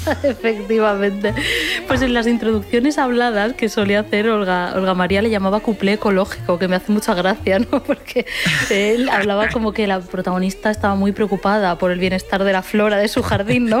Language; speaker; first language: Spanish; native; Spanish